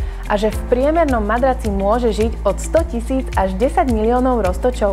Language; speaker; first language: Slovak; native; Slovak